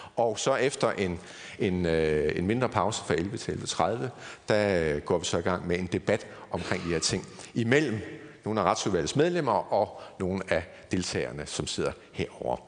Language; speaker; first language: Danish; native; Danish